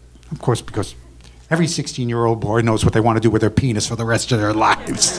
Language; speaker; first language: English; native; English